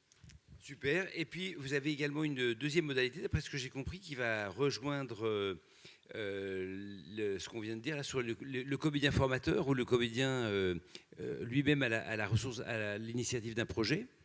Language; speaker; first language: French; native; French